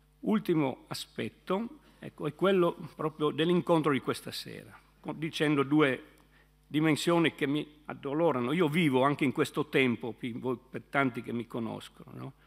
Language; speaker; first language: Italian; native; Italian